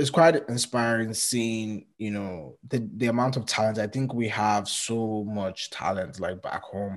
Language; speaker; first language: English; non-native, local second language; Yoruba